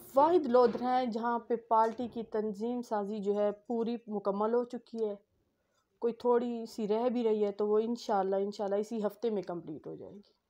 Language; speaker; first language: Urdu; non-native, local second language; Saraiki